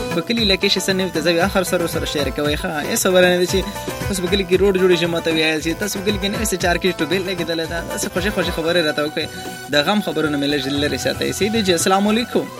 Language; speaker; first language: Pashto; non-native, local second language; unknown